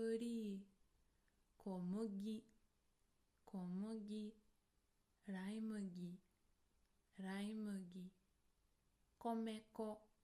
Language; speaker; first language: Japanese; non-native, fluent; English